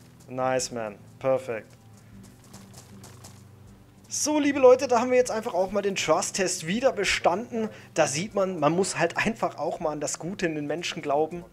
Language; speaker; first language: German; native; German